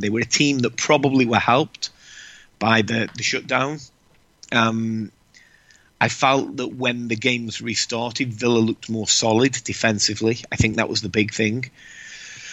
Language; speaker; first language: English; native; English